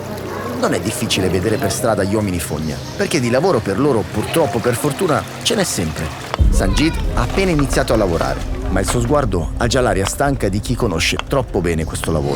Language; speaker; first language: Italian; native; Italian